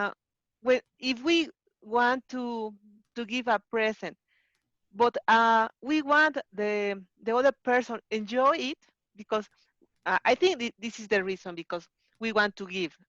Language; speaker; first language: English; non-native, learner; Spanish